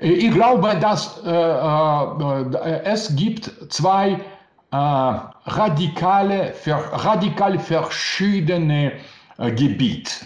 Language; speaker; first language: German; non-native, learner; Russian